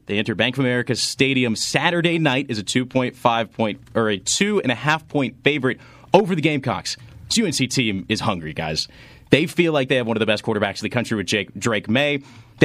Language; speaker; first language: English; native; English